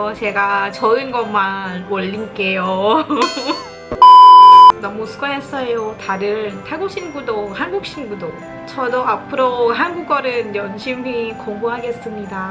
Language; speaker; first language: Korean; non-native, learner; Thai